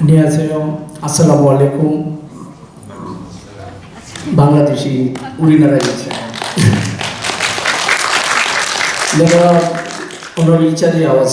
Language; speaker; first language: Korean; non-native, fluent; Bangla